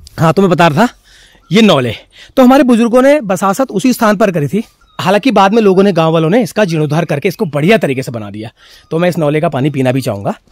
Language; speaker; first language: Hindi; native; Hindi